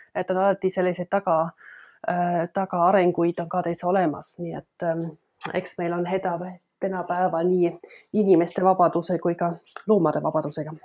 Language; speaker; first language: Estonian; non-native, fluent; German